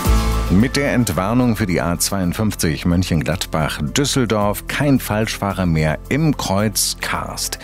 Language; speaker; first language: German; native; German